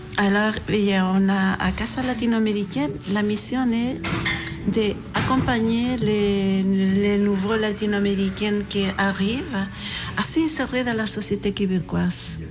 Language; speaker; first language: French; non-native, fluent; Spanish